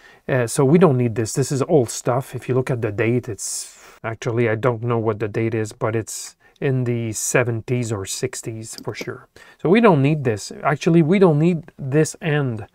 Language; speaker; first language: English; non-native, local second language; French